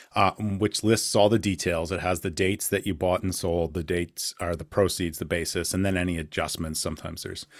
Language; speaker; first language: English; native; English